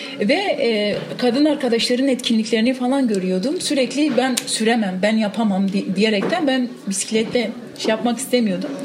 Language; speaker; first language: Turkish; non-native, local second language; Kurdish